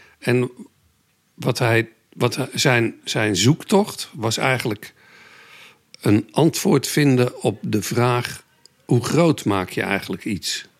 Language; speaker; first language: Dutch; native; Dutch